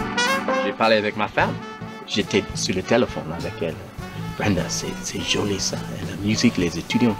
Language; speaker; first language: French; non-native, learner; English